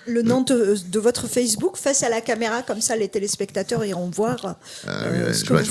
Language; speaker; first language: French; native; French